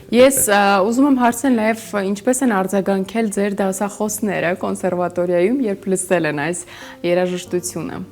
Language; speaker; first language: Armenian; native; Armenian